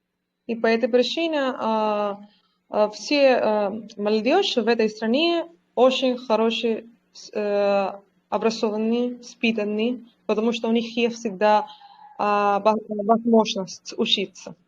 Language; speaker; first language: Russian; non-native, learner; Spanish